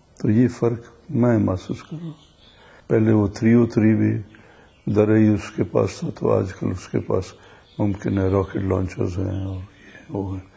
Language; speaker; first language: Urdu; non-native, local second language; Baluchi